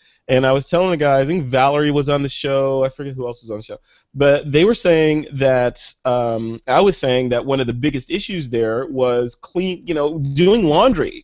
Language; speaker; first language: English; native; English